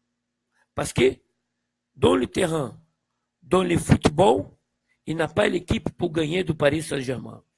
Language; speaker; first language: French; non-native, fluent; Portuguese